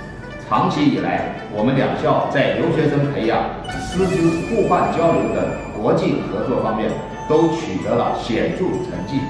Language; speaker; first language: Chinese; native; Chinese